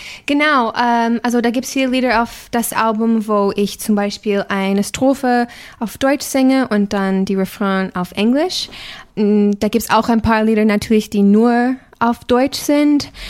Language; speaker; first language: German; non-native, fluent; English